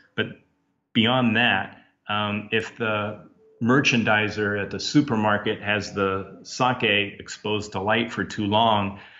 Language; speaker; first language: English; native; English